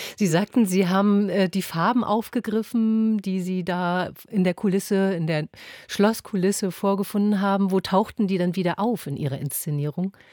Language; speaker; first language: German; native; German